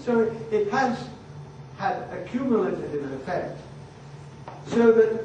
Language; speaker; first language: English; native; English